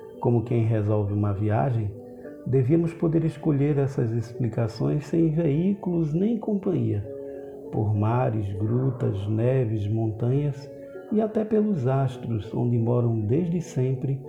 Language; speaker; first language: Portuguese; native; Portuguese